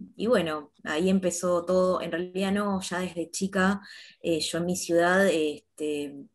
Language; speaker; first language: Spanish; native; Spanish